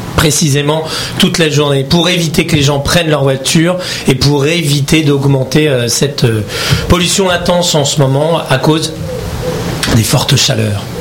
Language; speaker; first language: French; native; French